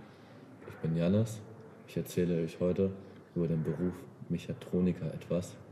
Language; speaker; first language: German; native; German